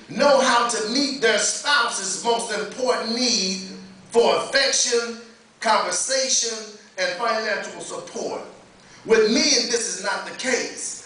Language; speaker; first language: English; native; English